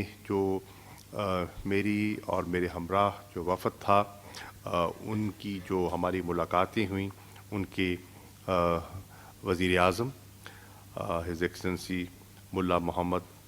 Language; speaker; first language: Urdu; native; Urdu